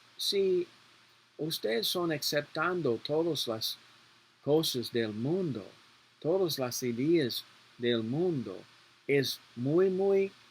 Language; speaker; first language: Spanish; non-native, learner; English